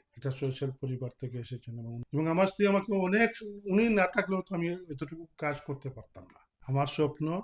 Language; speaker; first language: Bangla; native; Bangla